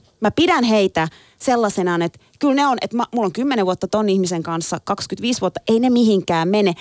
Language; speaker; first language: Finnish; early bilingual, other home language; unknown